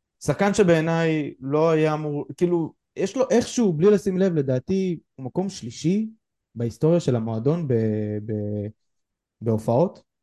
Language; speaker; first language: Hebrew; native; Hebrew